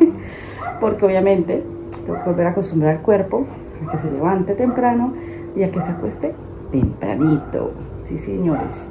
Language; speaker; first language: Spanish; native; Spanish